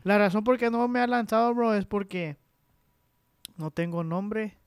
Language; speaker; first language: Spanish; early bilingual, heritage; Spanish